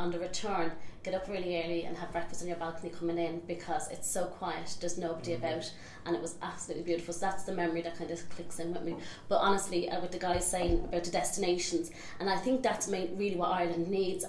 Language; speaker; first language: English; native; English